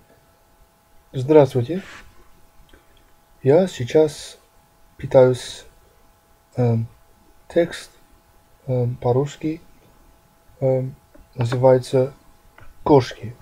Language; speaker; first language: Russian; non-native, learner; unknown